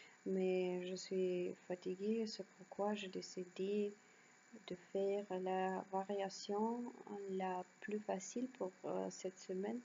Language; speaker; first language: French; non-native, learner; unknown